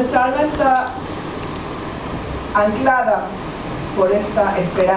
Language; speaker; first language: Spanish; native; Spanish